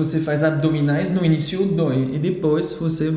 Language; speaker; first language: Portuguese; non-native, fluent; French